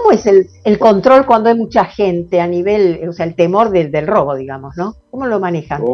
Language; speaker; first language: Spanish; native; Spanish